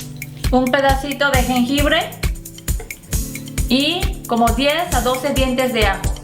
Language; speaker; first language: Spanish; non-native, fluent; Korean